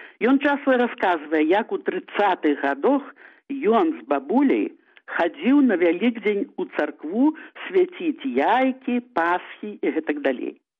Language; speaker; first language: Belarusian; native; Belarusian